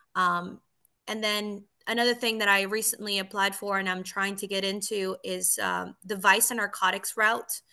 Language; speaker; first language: English; early bilingual, other home language; Spanish